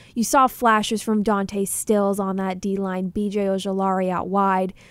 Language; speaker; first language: English; native; English